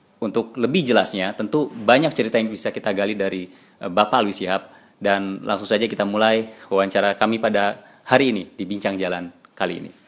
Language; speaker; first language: Indonesian; native; Indonesian